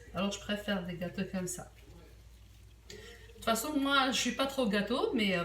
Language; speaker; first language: French; non-native, local second language; Arabic